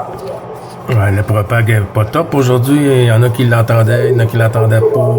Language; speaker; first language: French; native; French